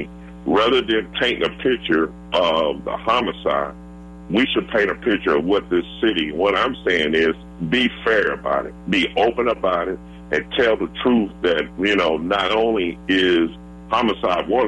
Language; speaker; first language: English; native; English